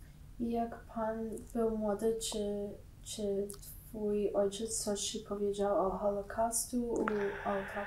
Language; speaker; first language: Polish; early bilingual, heritage; Polish